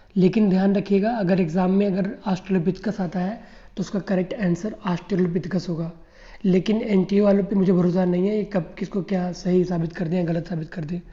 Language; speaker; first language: Hindi; native; Hindi